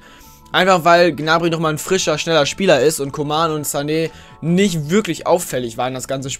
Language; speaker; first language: German; native; German